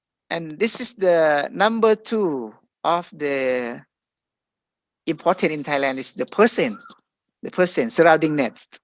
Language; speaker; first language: English; non-native, fluent; Thai